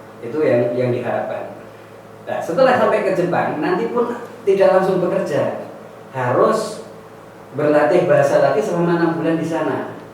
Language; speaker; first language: Indonesian; non-native, local second language; Javanese